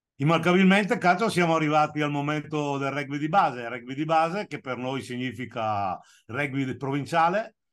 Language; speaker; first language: Italian; native; Italian